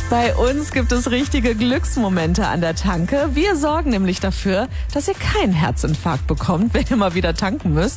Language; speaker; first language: German; native; German